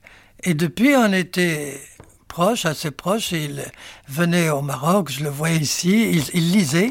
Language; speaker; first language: French; non-native, local second language; Arabic